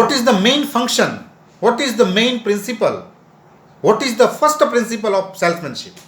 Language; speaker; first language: English; non-native, local second language; Gujarati